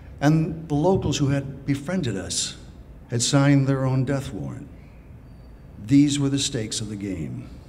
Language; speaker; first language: English; native; English